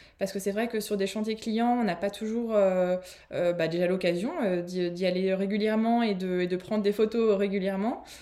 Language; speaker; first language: French; native; French